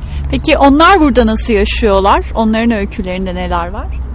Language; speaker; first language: Turkish; native; Turkish